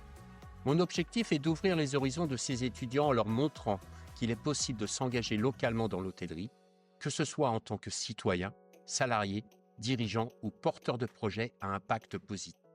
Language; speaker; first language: French; native; French